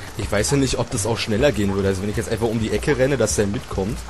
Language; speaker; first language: German; native; German